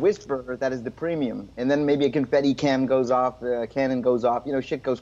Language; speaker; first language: English; native; English